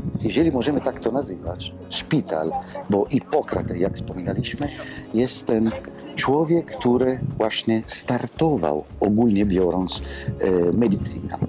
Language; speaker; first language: Polish; non-native, fluent; Italian